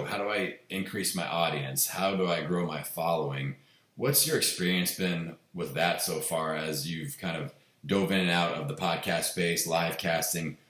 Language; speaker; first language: English; native; English